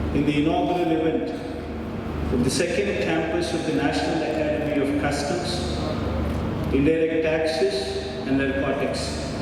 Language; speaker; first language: English; non-native, local second language; Telugu